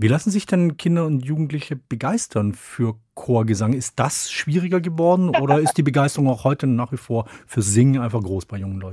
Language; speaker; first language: German; native; German